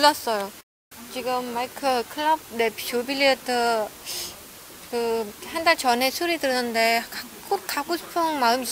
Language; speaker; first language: Korean; non-native, fluent; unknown